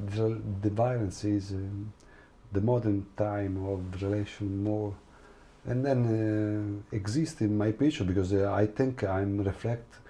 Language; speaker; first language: English; non-native, learner; Italian